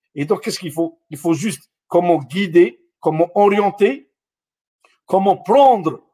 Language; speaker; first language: French; non-native, local second language; Arabic